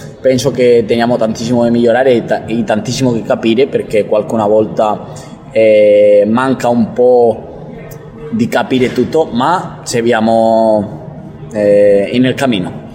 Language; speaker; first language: Italian; non-native, learner; Spanish